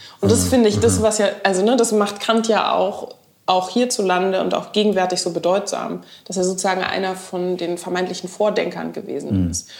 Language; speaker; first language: German; native; German